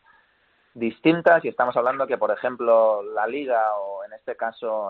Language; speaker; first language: Spanish; native; Spanish